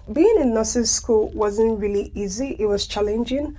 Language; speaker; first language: English; non-native, local second language; Igbo